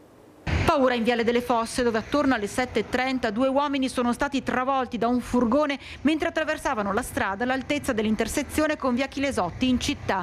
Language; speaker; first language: Italian; native; Italian